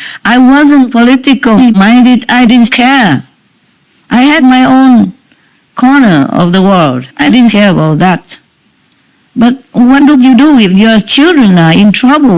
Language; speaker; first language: English; non-native, fluent; Vietnamese